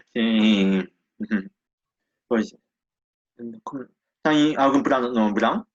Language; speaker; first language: Portuguese; non-native, learner; Japanese